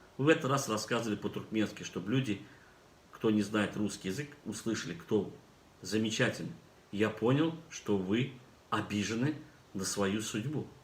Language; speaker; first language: Russian; non-native, local second language; Turkmen